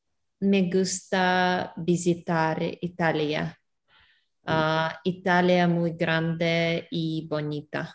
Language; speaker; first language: Spanish; non-native, learner; Russian